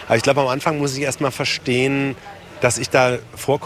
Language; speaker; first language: German; native; German